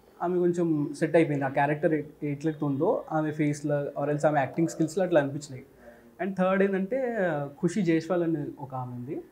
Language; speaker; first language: Telugu; non-native, fluent; Marathi